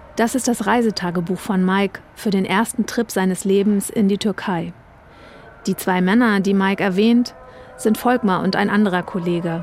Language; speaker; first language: German; native; German